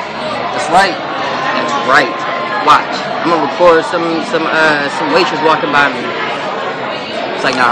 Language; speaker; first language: English; native; English